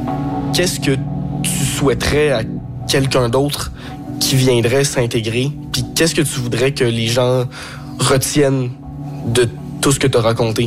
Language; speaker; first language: French; native; French